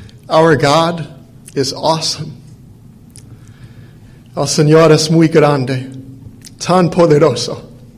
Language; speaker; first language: Spanish; non-native, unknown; English